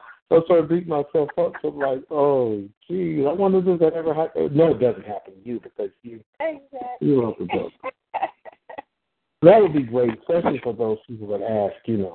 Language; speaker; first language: English; native; English